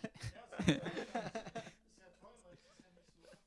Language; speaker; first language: German; native; German